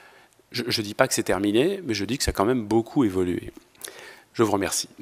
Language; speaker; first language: French; native; French